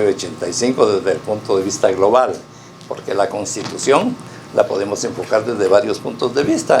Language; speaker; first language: Spanish; native; Spanish